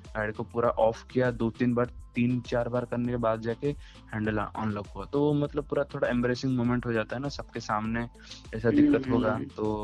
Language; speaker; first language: Hindi; non-native, local second language; Odia